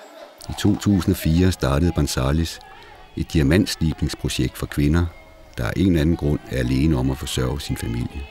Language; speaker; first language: Danish; native; Danish